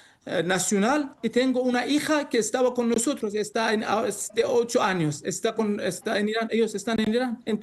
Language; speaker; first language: Spanish; non-native, learner; Persian